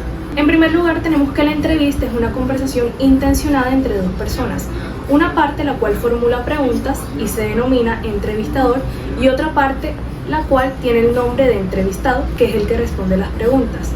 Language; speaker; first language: Spanish; native; Spanish